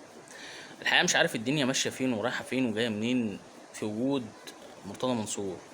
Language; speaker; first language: Arabic; native; Arabic